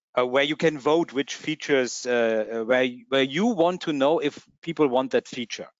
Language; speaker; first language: English; non-native, fluent; German